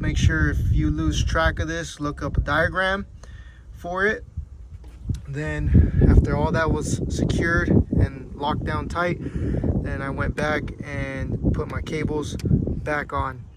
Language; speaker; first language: English; native; English